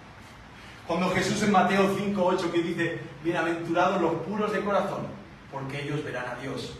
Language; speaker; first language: Spanish; native; Spanish